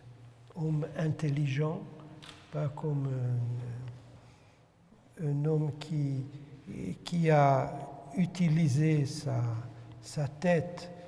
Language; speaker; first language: French; non-native, fluent; Hungarian